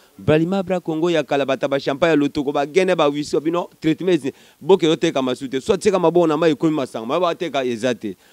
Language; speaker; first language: Lingala; native; Lingala